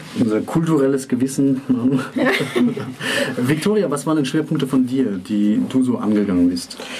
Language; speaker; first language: German; native; German